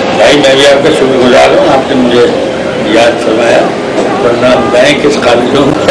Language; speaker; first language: Urdu; native; Urdu